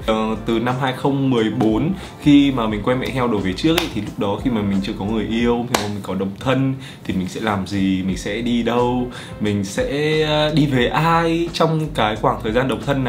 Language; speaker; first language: Vietnamese; native; Vietnamese